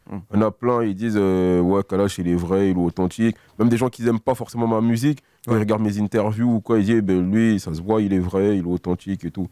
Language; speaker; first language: French; early bilingual, other home language; Lingala